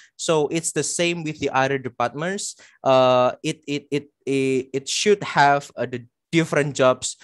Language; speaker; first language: English; non-native, fluent; Indonesian